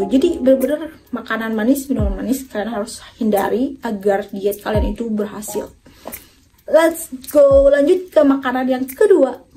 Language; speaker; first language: Indonesian; native; Indonesian